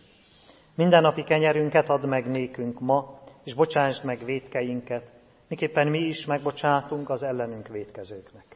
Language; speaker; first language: Hungarian; native; Hungarian